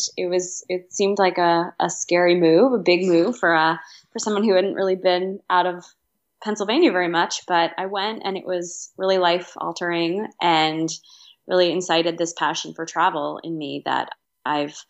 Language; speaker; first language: English; native; English